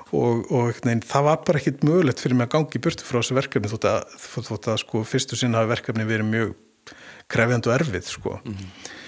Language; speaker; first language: Icelandic; native; Icelandic